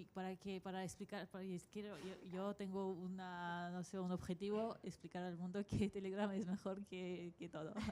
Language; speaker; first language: Spanish; non-native, fluent; Russian